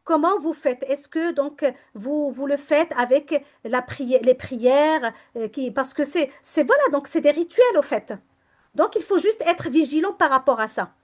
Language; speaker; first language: French; non-native, local second language; Arabic